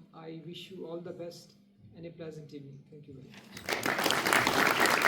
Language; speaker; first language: English; non-native, local second language; Urdu